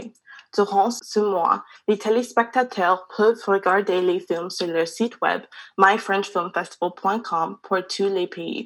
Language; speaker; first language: French; non-native, learner; English